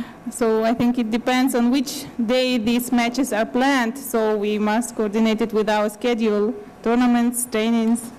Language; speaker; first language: English; non-native, fluent; Ukrainian